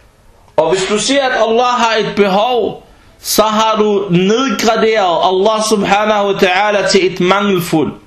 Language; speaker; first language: Danish; early bilingual, other home language; Arabic